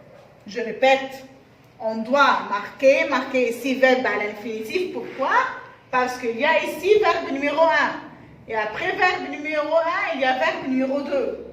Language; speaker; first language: French; non-native, fluent; Arabic